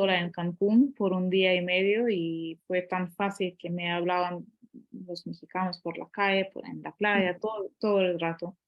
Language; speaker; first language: Spanish; non-native, fluent; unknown